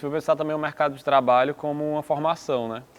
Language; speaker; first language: Portuguese; native; Portuguese